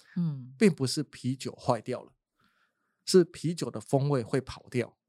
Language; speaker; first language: Chinese; native; Chinese